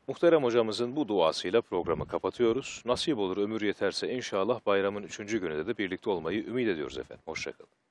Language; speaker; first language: Turkish; native; Turkish